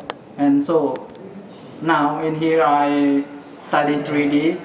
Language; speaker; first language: English; non-native, learner; Indonesian